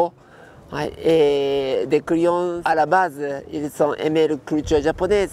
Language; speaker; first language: French; non-native, fluent; Japanese